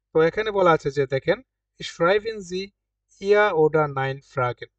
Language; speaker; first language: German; non-native, fluent; Bangla